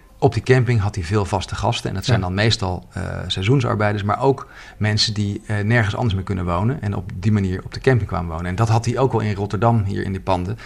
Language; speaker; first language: Dutch; native; Dutch